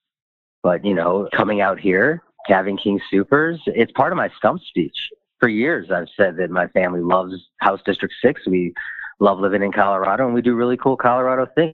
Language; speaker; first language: English; native; English